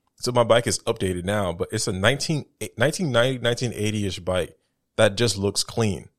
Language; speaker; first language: English; native; English